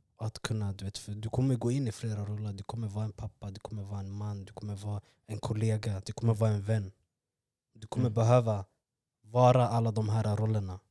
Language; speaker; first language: Swedish; early bilingual, other home language; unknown